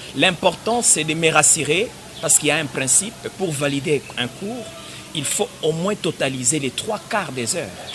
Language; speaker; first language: French; non-native, local second language; Swahili